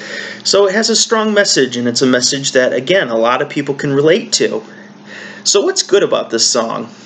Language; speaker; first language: English; native; English